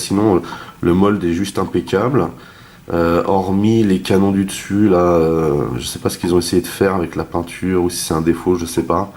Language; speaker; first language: French; native; French